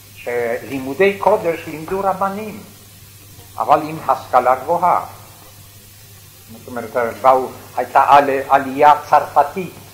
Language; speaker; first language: Hebrew; non-native, fluent; Yiddish